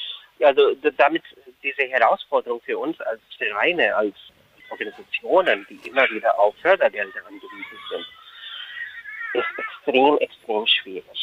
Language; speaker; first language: German; non-native, fluent; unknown